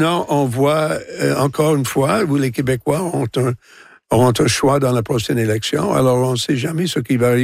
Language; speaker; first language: French; non-native, local second language; English